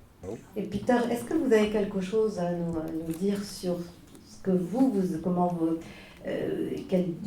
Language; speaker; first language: French; native; French